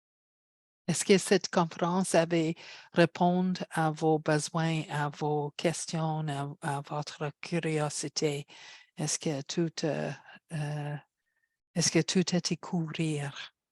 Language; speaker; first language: French; non-native, fluent; English